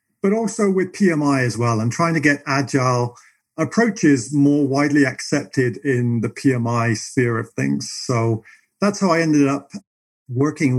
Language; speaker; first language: English; native; English